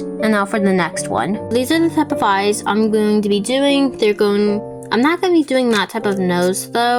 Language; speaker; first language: English; native; English